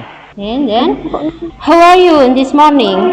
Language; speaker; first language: English; non-native, learner; Indonesian